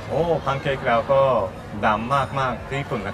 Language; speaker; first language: Thai; non-native, learner; Japanese